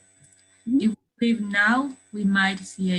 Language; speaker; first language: English; non-native, learner; Spanish